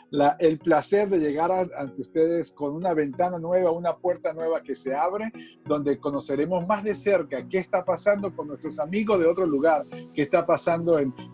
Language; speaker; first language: Spanish; native; Spanish